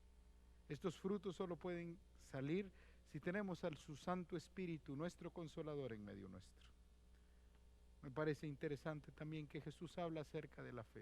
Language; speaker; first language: Spanish; native; Spanish